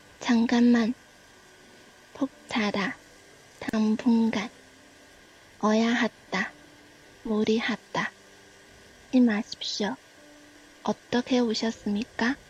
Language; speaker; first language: Korean; non-native, learner; Chinese